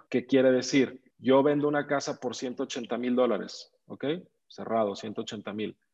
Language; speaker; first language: Spanish; native; Spanish